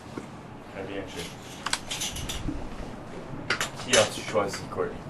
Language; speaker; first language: French; non-native, fluent; English